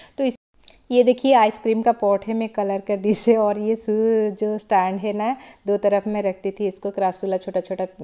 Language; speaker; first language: Hindi; non-native, local second language; Odia